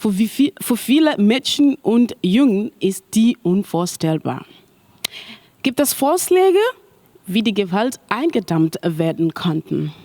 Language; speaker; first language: German; non-native, learner; Mandingo